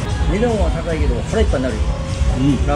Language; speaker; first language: Japanese; native; Japanese